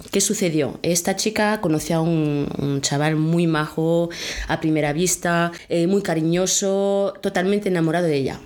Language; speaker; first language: Spanish; non-native, fluent; French